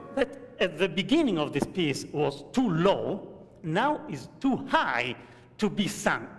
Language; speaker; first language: English; non-native, fluent; Italian